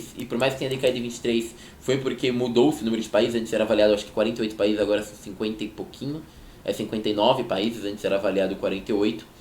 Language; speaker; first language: Portuguese; native; Portuguese